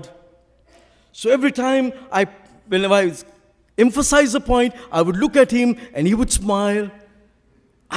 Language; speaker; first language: English; non-native, local second language; Sinhala